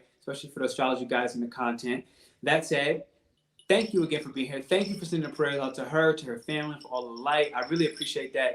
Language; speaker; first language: English; native; English